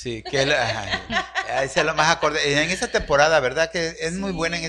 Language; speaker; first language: Spanish; native; Spanish